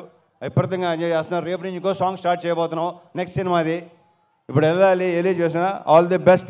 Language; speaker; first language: Telugu; native; Telugu